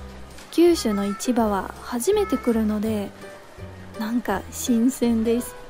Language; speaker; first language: Japanese; non-native, fluent; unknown